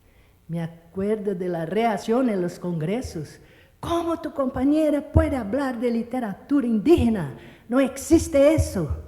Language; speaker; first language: Spanish; non-native, fluent; Portuguese